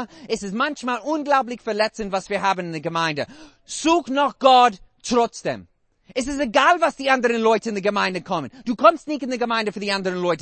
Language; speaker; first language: German; non-native, fluent; English